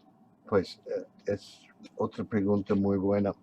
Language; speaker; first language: Spanish; non-native, fluent; English